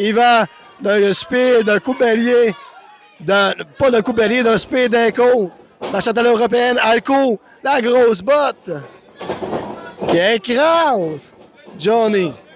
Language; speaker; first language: French; native; French